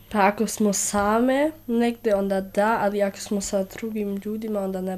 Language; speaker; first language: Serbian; early bilingual, heritage; Serbian